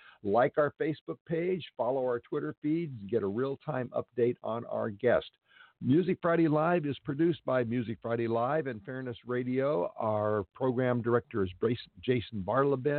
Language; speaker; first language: English; native; English